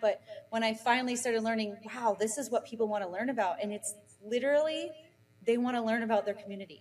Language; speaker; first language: English; native; English